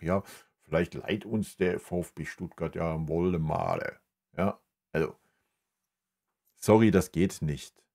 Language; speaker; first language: German; native; German